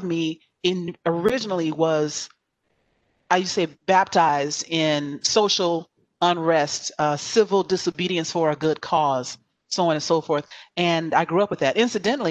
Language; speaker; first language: English; native; English